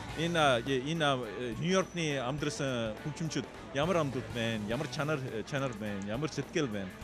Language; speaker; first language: Mongolian; non-native, learner; English